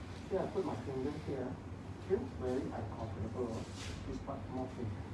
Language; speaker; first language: English; non-native, local second language; Cantonese